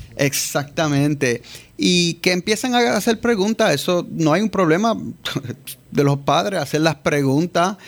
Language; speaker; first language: Spanish; early bilingual, heritage; Spanish